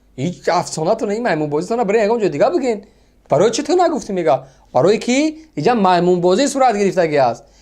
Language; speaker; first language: Tajik; native; Tajik